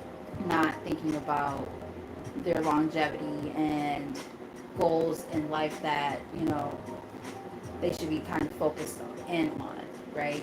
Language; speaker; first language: English; native; English